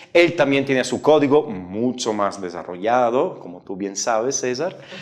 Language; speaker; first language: Spanish; non-native, fluent; Italian